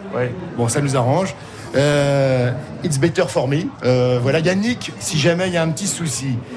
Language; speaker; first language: French; native; French